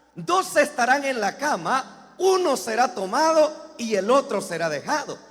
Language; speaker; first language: Spanish; native; Spanish